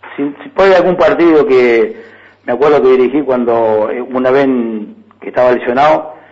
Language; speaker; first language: Spanish; native; Spanish